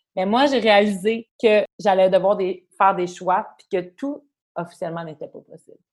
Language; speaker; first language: French; native; French